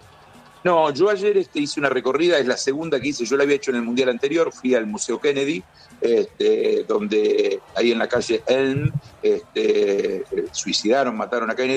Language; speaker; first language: Spanish; native; Spanish